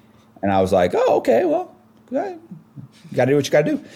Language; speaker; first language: English; native; English